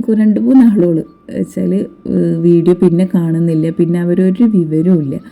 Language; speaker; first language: Malayalam; native; Malayalam